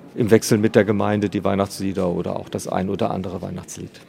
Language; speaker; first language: German; native; German